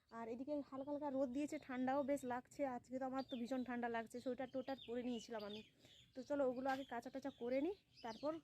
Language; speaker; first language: Bangla; native; Bangla